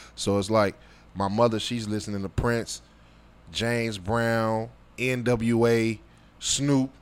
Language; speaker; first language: English; native; English